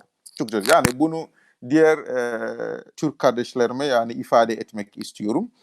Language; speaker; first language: Turkish; non-native, fluent; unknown